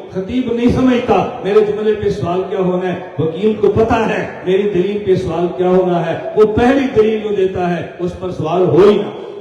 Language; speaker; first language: Urdu; non-native, local second language; Punjabi